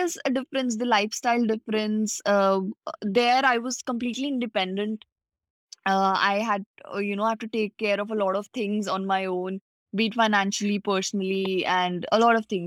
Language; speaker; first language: English; non-native, local second language; Punjabi